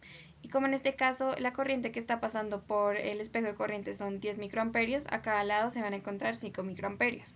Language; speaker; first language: Spanish; native; Spanish